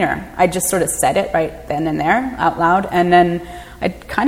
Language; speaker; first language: English; native; English